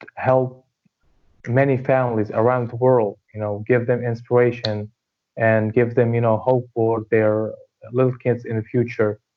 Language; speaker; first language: English; non-native, fluent; Arabic